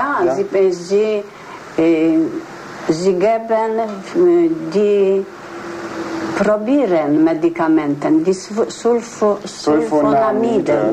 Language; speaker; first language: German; non-native, learner; Polish